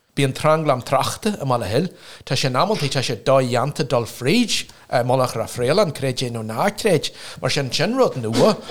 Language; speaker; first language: Irish; non-native, local second language; English